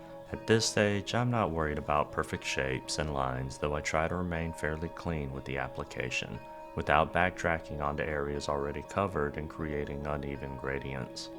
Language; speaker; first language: English; native; English